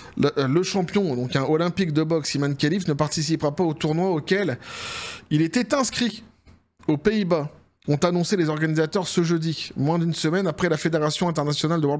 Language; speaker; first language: French; native; French